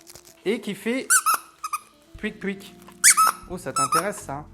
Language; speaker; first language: French; native; French